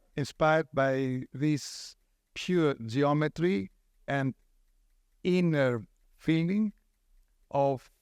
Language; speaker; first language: English; non-native, fluent; Greek